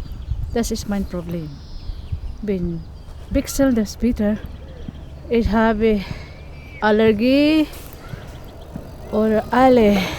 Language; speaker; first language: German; non-native, learner; Cebuano